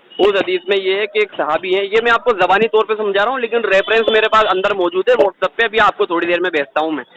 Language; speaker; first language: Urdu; native; Urdu